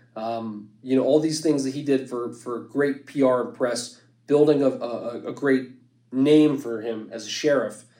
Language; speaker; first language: English; native; English